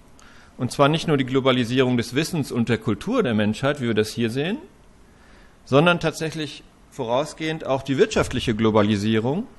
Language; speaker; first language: German; native; German